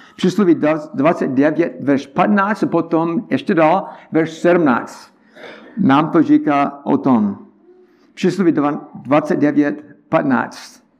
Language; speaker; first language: Czech; non-native, learner; English